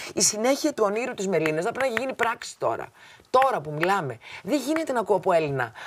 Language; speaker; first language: Greek; native; Greek